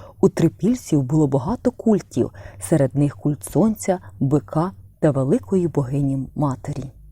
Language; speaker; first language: Ukrainian; native; Ukrainian